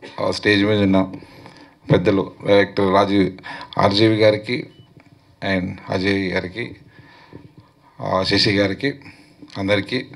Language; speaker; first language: Telugu; native; Telugu